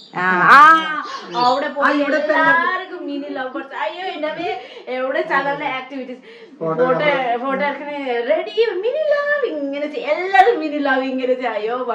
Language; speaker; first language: Malayalam; non-native, learner; Nepali